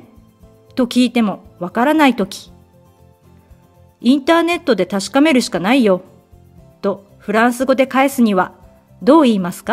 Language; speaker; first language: Japanese; native; Japanese